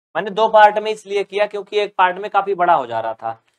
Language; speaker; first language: Hindi; native; Hindi